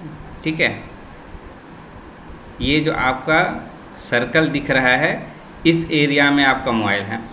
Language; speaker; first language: Hindi; native; Hindi